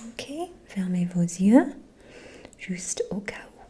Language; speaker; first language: French; non-native, fluent; English